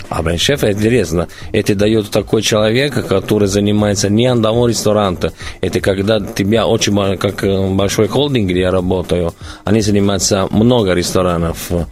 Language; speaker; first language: Russian; non-native, learner; Italian